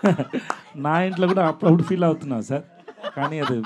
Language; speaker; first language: Telugu; non-native, learner; Tamil